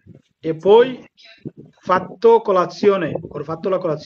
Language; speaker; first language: Italian; non-native, learner; Bangla